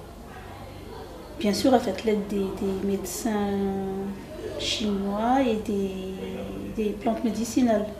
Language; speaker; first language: French; non-native, local second language; Malagasy